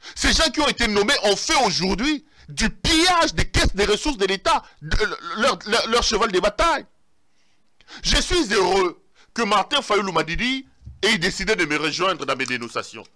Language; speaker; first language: French; non-native, local second language; Lingala